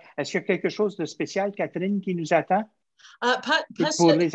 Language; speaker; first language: French; native; French